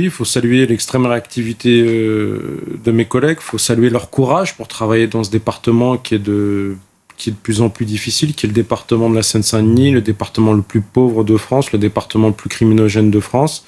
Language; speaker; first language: French; native; French